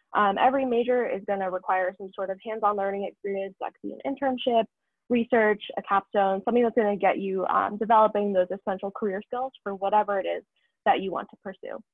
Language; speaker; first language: English; native; English